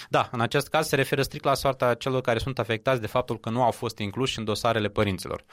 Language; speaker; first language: Romanian; native; Romanian